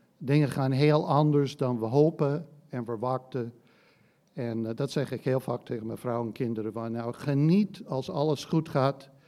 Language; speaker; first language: Dutch; non-native, fluent; English